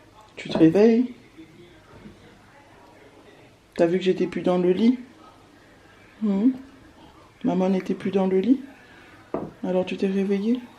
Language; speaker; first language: French; native; French